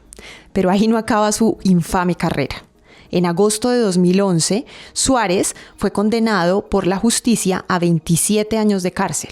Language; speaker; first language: Spanish; native; Spanish